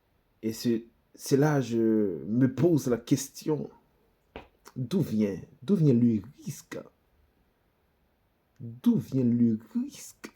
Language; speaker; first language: French; non-native, local second language; Haitian Creole